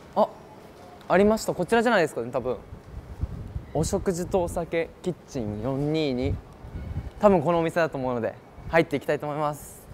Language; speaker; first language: Japanese; native; Japanese